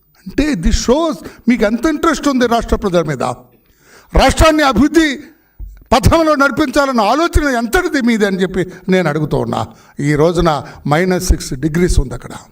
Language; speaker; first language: Telugu; native; Telugu